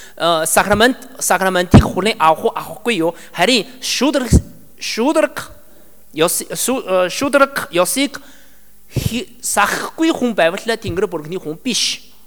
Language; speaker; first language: Mongolian; non-native, learner; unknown